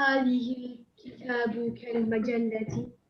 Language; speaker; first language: Arabic; non-native, learner; English